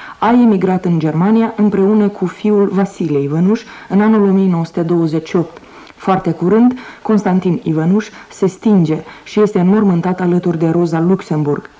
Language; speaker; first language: Romanian; native; Romanian